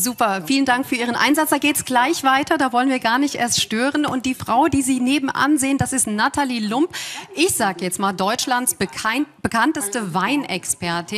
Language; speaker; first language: German; native; German